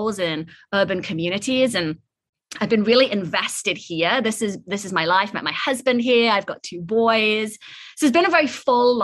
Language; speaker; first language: English; native; English